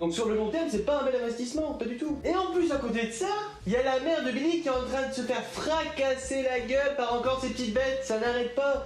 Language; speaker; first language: French; native; French